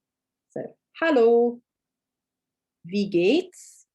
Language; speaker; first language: German; non-native, fluent; English